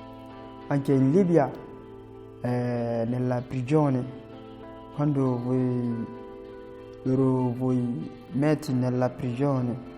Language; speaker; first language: Italian; non-native, learner; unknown